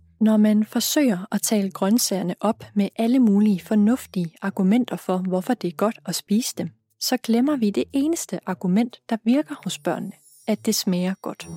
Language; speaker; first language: Danish; native; Danish